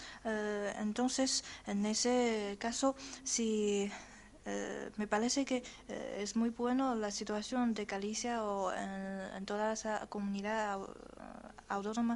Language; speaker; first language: Spanish; non-native, learner; Chinese